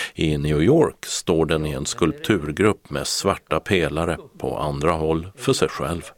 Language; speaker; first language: Swedish; native; Swedish